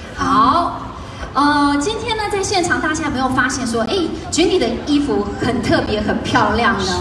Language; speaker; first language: Chinese; native; Chinese